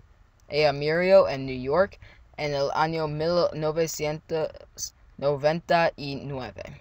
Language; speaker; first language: Spanish; non-native, learner; English